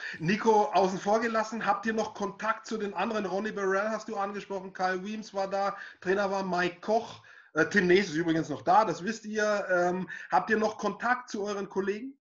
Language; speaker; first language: German; native; German